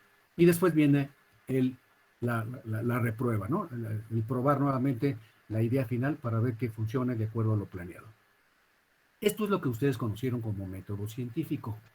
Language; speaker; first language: Spanish; native; Spanish